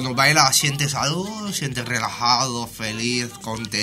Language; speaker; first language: Spanish; non-native, fluent; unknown